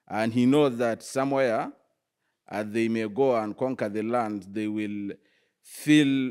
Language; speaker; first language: English; non-native, fluent; Arabic